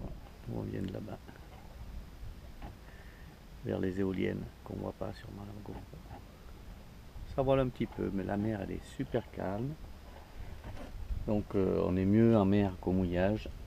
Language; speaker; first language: French; native; French